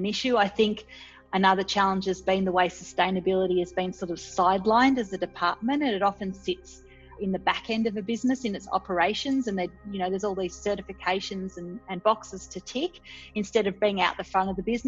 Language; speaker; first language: English; native; English